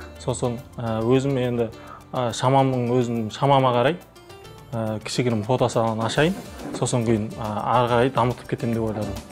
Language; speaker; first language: Kazakh; early bilingual, heritage; Kazakh